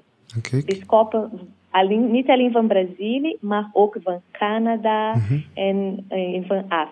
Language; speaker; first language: Dutch; non-native, learner; Portuguese